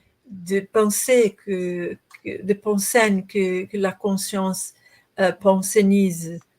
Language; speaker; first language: French; non-native, learner; Portuguese